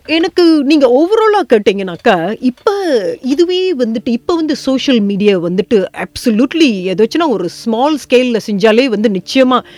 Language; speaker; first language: Tamil; early bilingual, heritage; Tamil